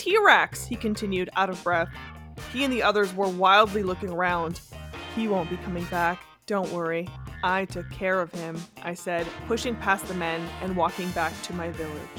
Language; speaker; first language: English; native; English